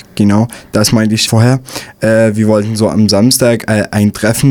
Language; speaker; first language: German; non-native, fluent; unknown